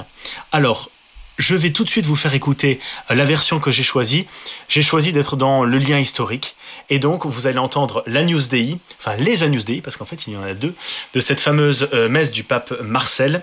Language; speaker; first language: French; native; French